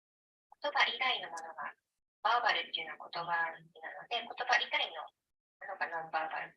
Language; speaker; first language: Japanese; native; Japanese